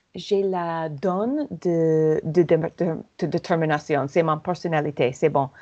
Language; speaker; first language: French; non-native, fluent; English